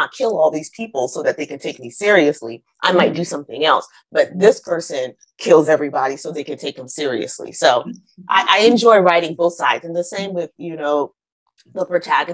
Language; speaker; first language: English; early bilingual, other home language; Akan